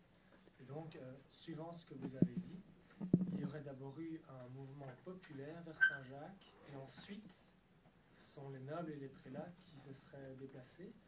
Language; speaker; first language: French; native; French